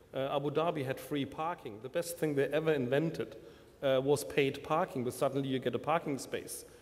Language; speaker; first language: English; non-native, fluent; German